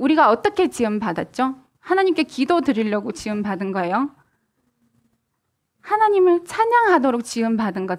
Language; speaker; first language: Korean; native; Korean